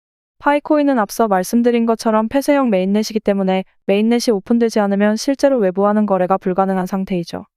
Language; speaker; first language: Korean; native; Korean